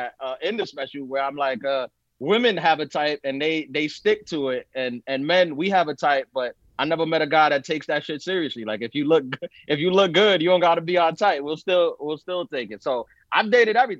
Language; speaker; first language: English; early bilingual, other home language; Spanish